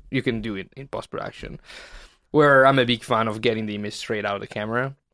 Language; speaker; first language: English; non-native, fluent; Italian